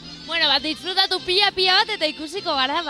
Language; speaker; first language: Basque; native; Basque